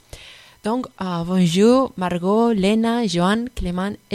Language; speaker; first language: French; non-native, fluent; Spanish